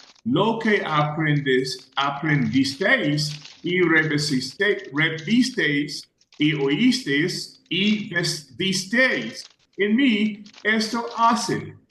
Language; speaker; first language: Spanish; non-native, fluent; English